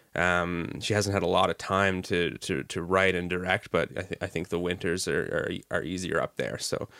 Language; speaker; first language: English; native; English